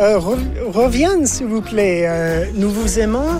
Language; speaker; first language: French; non-native, fluent; English